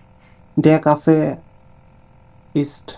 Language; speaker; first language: German; non-native, learner; Bangla